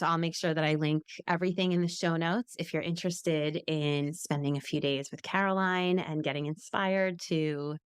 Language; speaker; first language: English; native; English